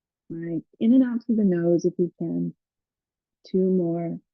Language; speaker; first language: English; native; English